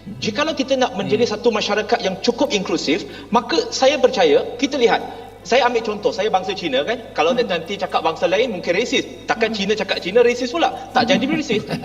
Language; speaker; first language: Malay; non-native, local second language; Chinese